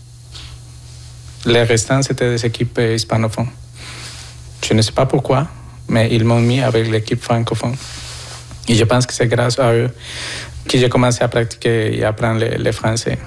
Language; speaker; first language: French; non-native, fluent; Spanish